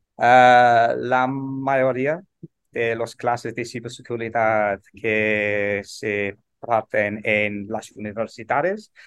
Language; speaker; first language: Spanish; non-native, learner; English